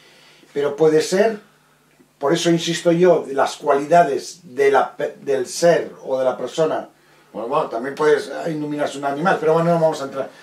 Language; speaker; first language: Spanish; native; Spanish